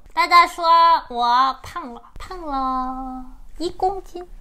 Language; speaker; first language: Chinese; non-native, fluent; Korean